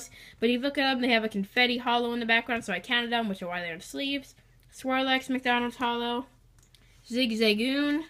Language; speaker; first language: English; native; English